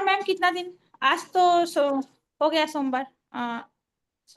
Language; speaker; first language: Hindi; non-native, local second language; Bangla